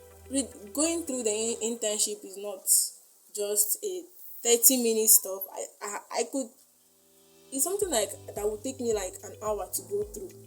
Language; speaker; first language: English; non-native, local second language; Igbo